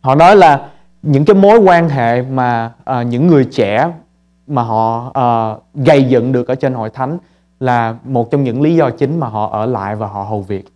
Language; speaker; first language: Vietnamese; early bilingual, heritage; Vietnamese